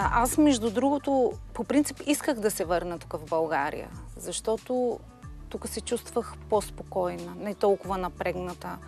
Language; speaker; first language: Bulgarian; early bilingual, heritage; Bulgarian